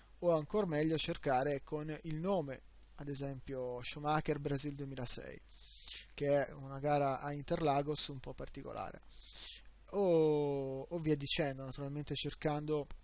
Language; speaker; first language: Italian; native; Italian